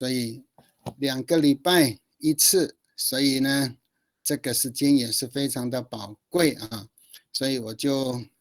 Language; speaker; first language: Chinese; non-native, local second language; Amis